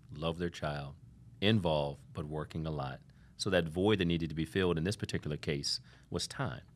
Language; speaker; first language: English; native; English